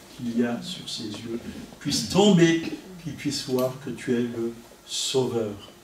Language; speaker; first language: French; non-native, fluent; Italian